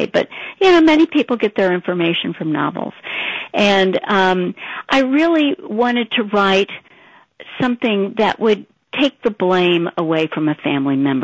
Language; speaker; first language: English; native; English